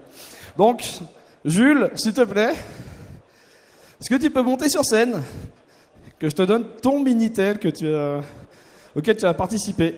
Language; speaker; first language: French; native; French